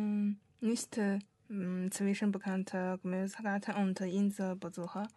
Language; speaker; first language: German; non-native, learner; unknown